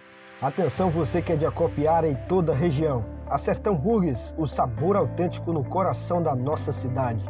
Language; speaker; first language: Portuguese; native; Portuguese